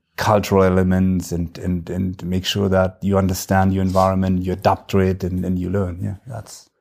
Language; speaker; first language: English; non-native, fluent; German